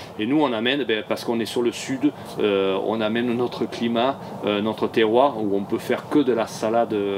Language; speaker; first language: French; native; French